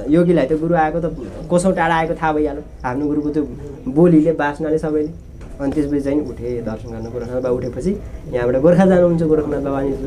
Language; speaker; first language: Nepali; native; Nepali